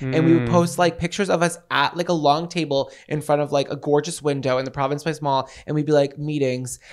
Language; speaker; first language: English; native; English